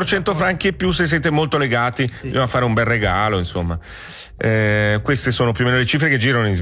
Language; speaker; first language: Italian; native; Italian